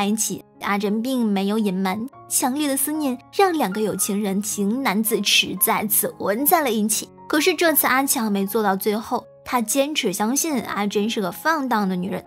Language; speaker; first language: Chinese; native; Chinese